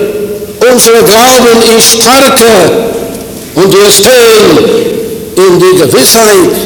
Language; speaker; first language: German; non-native, fluent; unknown